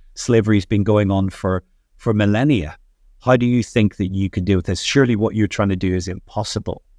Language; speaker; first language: English; native; English